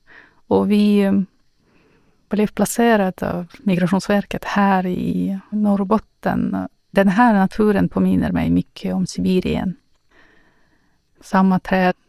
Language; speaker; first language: Swedish; non-native, learner; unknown